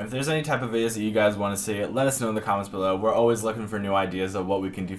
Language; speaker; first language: English; native; English